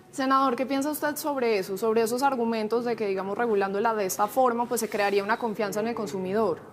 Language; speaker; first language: Spanish; native; Spanish